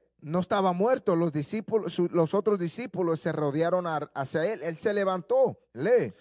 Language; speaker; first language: Spanish; early bilingual, heritage; Spanish